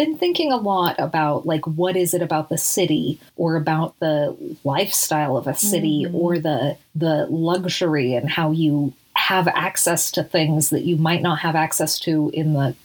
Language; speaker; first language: English; native; English